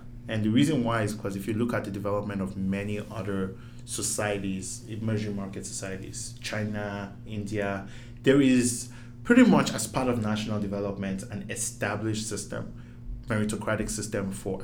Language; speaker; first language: English; non-native, local second language; Yoruba